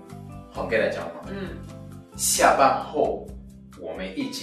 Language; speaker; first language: Chinese; non-native, learner; Swahili